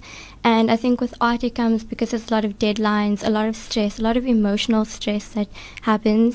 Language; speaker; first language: English; native; English